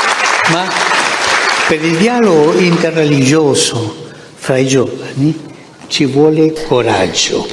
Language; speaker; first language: Italian; non-native, fluent; Spanish